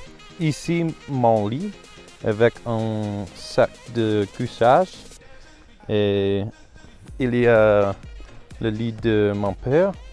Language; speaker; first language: French; non-native, learner; English